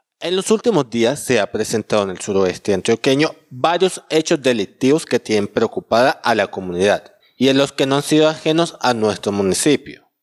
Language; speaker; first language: Spanish; native; Spanish